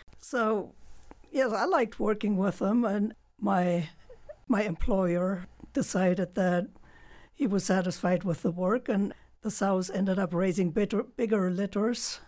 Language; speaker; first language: English; non-native, fluent; German